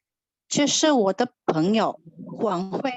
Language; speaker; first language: Chinese; non-native, learner; Indonesian